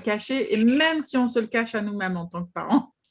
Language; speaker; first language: French; native; French